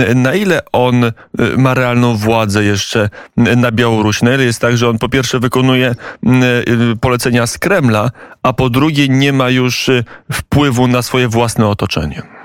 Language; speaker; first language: Polish; native; Polish